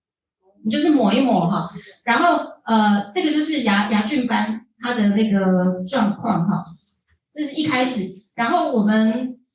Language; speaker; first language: Chinese; native; Chinese